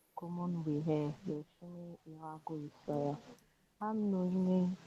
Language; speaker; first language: Korean; non-native, learner; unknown